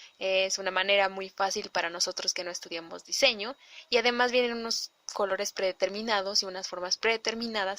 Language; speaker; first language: Spanish; native; Spanish